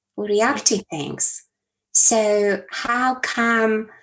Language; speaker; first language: English; non-native, fluent; Polish